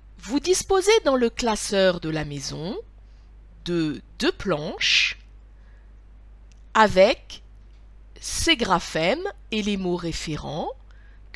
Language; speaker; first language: French; native; French